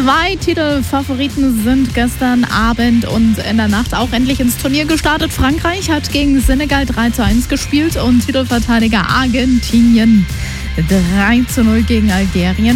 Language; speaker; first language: German; native; German